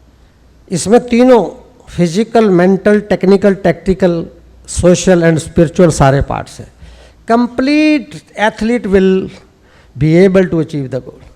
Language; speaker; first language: Hindi; native; Hindi